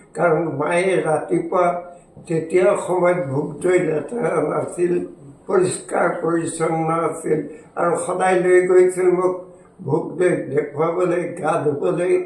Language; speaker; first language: Assamese; native; Assamese